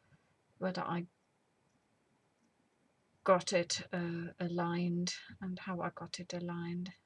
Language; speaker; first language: English; native; English